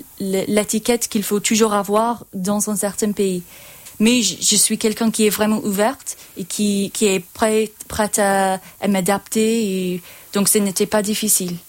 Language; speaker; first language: French; non-native, learner; English